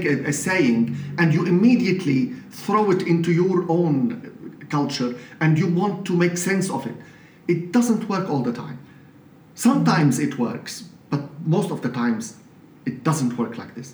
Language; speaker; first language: English; non-native, fluent; Arabic